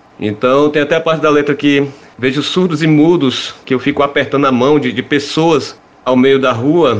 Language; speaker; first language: Portuguese; native; Portuguese